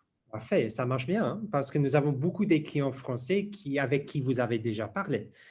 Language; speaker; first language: French; non-native, learner; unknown